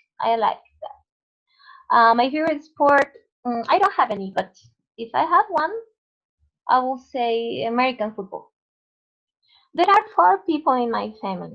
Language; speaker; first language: English; non-native, fluent; Spanish